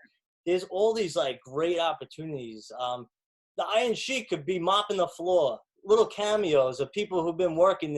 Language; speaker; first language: English; native; English